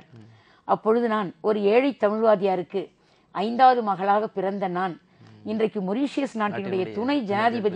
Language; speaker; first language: Tamil; native; Tamil